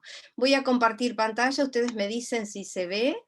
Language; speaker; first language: Spanish; native; Spanish